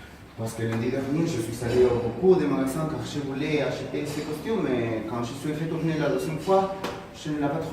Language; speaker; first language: French; non-native, learner; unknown